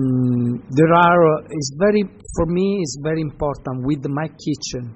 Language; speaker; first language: English; non-native, learner; Italian